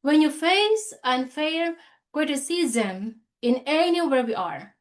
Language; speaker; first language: English; non-native, local second language; Filipino